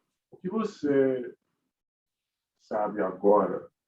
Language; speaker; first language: Portuguese; non-native, learner; English